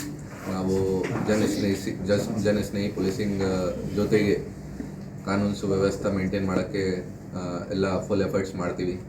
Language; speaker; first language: Kannada; non-native, fluent; Hindi